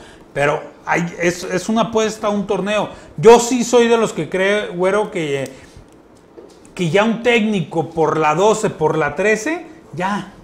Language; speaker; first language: Spanish; native; Spanish